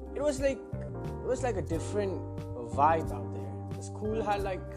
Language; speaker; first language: English; non-native, local second language; Manipuri